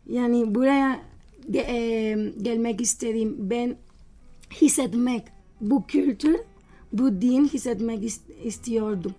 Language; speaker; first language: Turkish; non-native, learner; Spanish